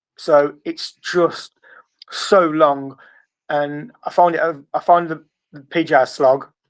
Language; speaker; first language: English; native; English